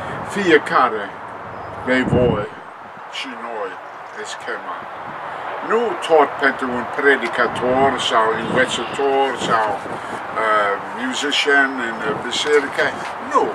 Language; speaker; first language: Romanian; non-native, learner; English